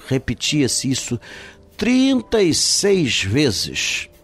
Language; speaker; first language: Portuguese; native; Portuguese